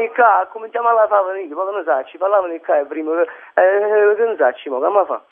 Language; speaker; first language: Italian; native; Italian